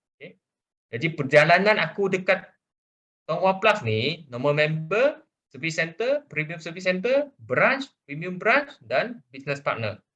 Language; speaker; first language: Malay; non-native, local second language; Chinese